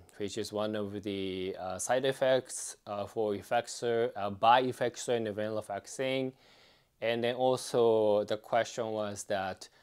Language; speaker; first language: English; non-native, fluent; Japanese